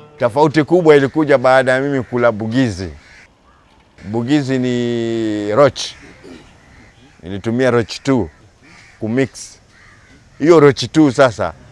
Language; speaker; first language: Swahili; native; Swahili